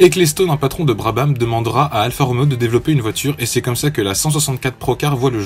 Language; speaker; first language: French; native; French